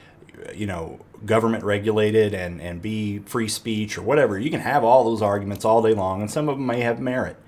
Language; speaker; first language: English; native; English